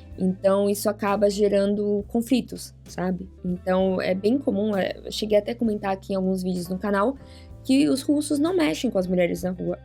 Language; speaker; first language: Portuguese; native; Portuguese